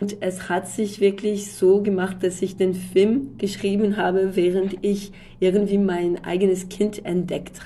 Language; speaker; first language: German; non-native, fluent; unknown